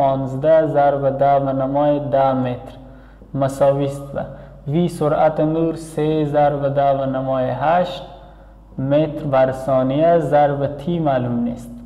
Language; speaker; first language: Persian; native; Persian